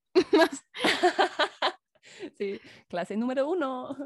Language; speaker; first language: Spanish; non-native, fluent; English